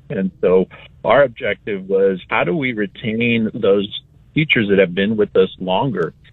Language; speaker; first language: English; native; English